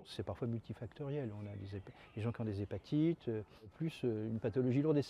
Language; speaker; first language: French; native; French